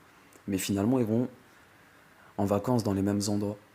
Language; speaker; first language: French; native; French